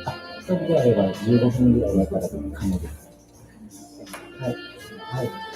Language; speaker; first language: Japanese; native; Japanese